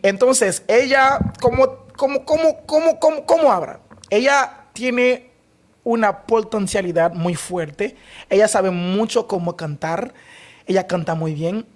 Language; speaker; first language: Spanish; non-native, learner; Haitian Creole